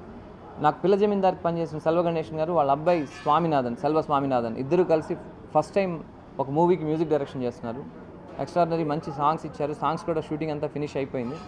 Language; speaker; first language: Telugu; native; Telugu